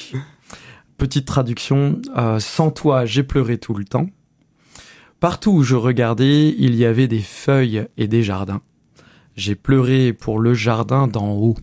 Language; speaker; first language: French; native; French